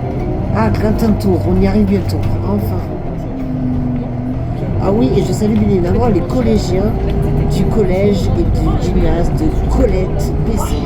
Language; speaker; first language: French; native; French